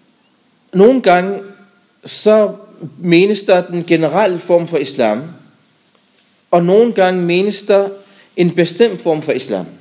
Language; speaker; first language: Danish; non-native, fluent; Arabic